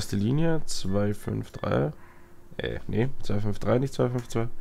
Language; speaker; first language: German; native; German